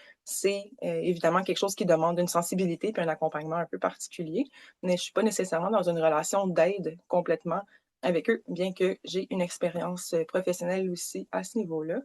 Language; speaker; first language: French; native; French